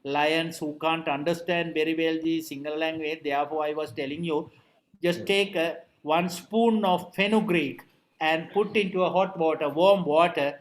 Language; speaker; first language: English; non-native, local second language; Sinhala